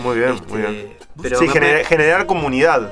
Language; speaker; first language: Spanish; native; Spanish